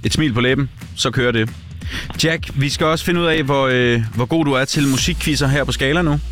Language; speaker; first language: Danish; native; Danish